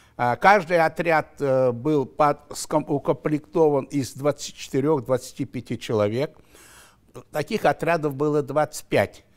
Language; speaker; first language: Russian; non-native, local second language; Kazakh